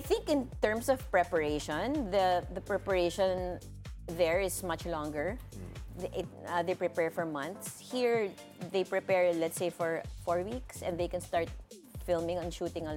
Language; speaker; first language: English; non-native, local second language; Filipino